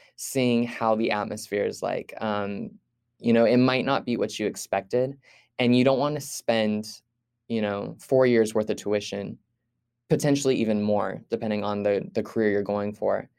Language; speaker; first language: English; native; English